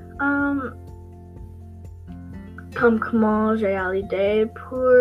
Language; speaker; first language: French; non-native, learner; English